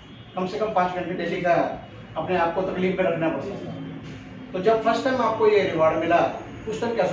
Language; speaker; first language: Hindi; native; Hindi